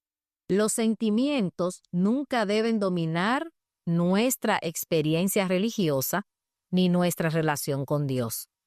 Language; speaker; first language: Spanish; native; Spanish